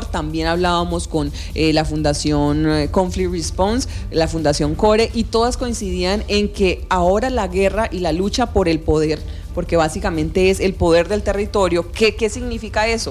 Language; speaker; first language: Spanish; native; Spanish